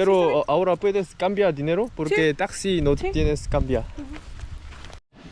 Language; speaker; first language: Spanish; non-native, learner; Korean